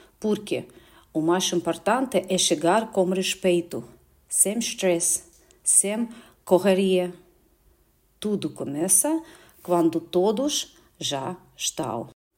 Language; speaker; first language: Portuguese; non-native, fluent; Russian